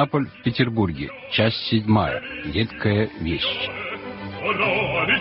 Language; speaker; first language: Russian; non-native, fluent; Italian